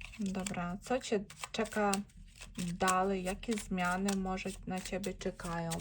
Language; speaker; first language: Polish; non-native, learner; Ukrainian